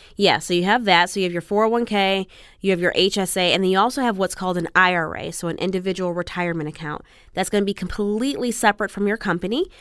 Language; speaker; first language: English; native; English